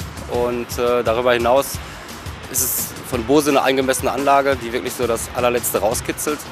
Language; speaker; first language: German; native; German